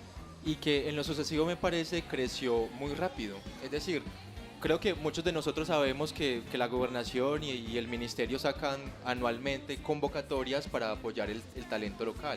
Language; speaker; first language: Spanish; native; Spanish